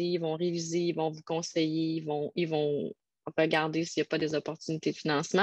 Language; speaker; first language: French; native; French